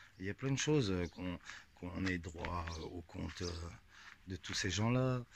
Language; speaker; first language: French; native; French